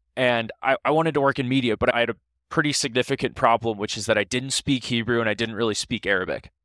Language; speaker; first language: English; native; English